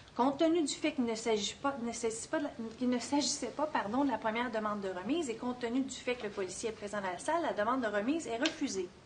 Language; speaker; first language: French; native; French